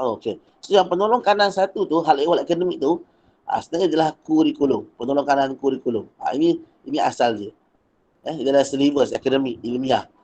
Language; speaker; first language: Malay; native; Malay